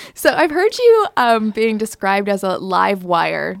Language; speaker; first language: English; native; English